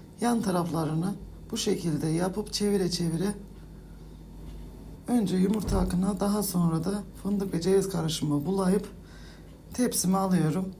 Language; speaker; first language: Turkish; native; Turkish